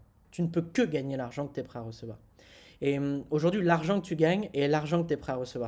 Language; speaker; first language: French; native; French